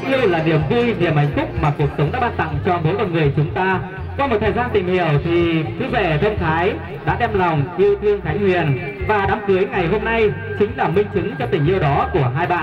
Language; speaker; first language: Vietnamese; native; Vietnamese